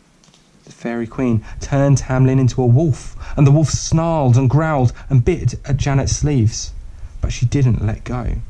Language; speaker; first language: English; native; English